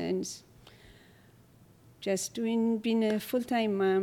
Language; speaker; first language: English; non-native, learner; Tigrinya